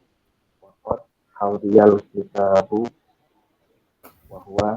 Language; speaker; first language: Arabic; non-native, learner; Indonesian